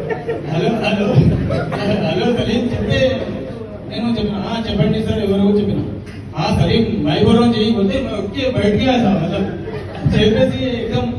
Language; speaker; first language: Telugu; non-native, local second language; Hindi